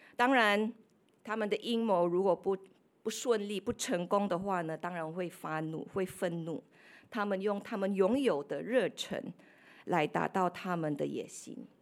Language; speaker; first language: Chinese; non-native, fluent; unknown